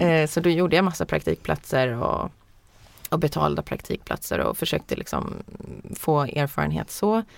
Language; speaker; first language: Swedish; early bilingual, heritage; Swedish